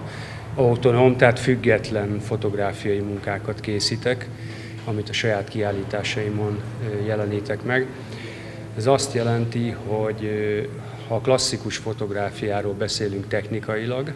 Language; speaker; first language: Hungarian; native; Hungarian